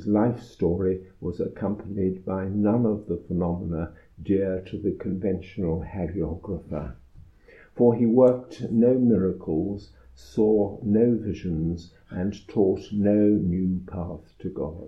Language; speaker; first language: English; native; English